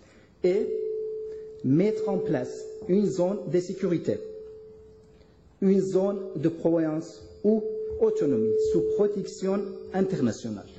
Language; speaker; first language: French; non-native, learner; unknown